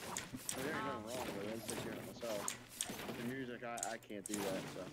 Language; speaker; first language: English; native; English